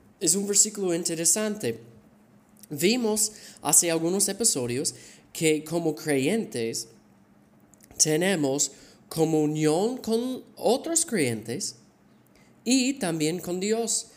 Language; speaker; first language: Spanish; non-native, fluent; English